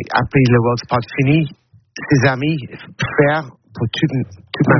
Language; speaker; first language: French; non-native, learner; English